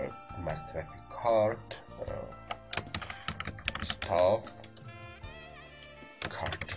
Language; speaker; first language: Persian; native; Persian